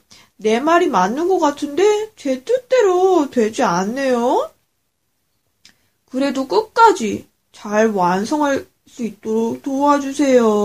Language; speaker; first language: Korean; native; Korean